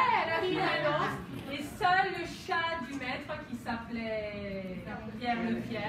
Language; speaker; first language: French; non-native, fluent; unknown